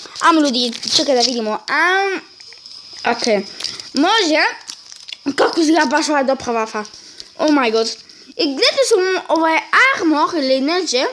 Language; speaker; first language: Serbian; early bilingual, heritage; Serbian